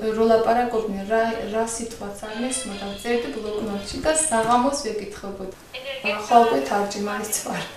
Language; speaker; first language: Georgian; non-native, local second language; Azerbaijani